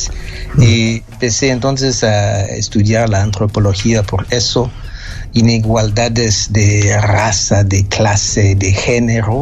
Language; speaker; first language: Spanish; non-native, fluent; French